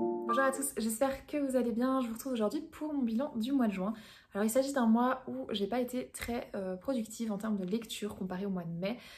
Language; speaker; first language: French; native; French